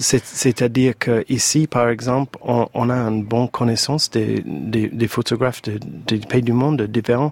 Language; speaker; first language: French; non-native, fluent; English